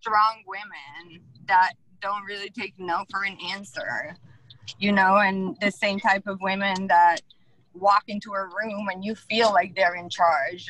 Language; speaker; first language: English; non-native, fluent; Italian